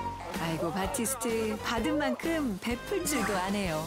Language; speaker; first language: Korean; native; Korean